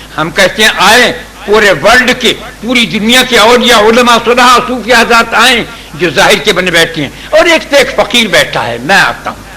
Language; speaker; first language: Urdu; native; Urdu